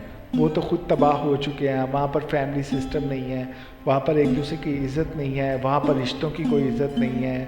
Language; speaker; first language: Urdu; native; Urdu